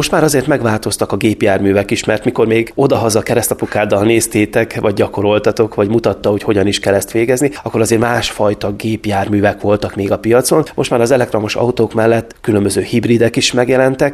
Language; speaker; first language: Hungarian; native; Hungarian